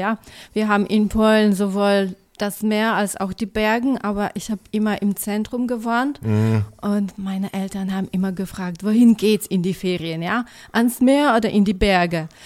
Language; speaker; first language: German; non-native, fluent; Polish